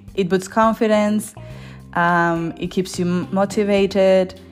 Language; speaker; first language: English; non-native, fluent; Spanish